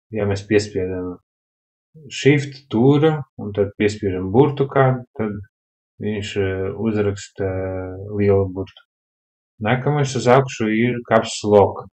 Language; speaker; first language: Latvian; non-native, local second language; Russian